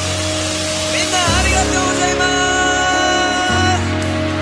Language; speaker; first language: Japanese; non-native, learner; Korean